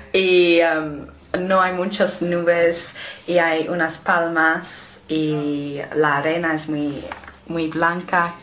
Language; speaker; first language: Spanish; non-native, fluent; English